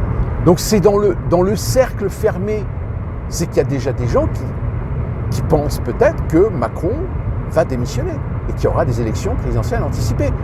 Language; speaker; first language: French; native; French